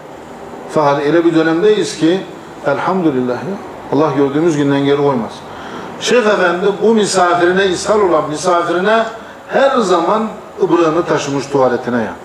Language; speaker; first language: Turkish; native; Turkish